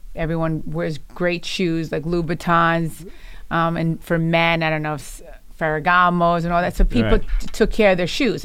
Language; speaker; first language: English; early bilingual, other home language; Italian